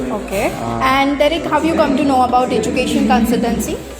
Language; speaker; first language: English; non-native, learner; Hindi